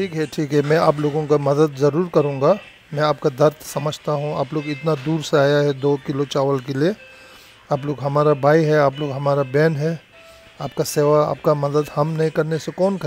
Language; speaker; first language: Hindi; non-native, local second language; Tibetan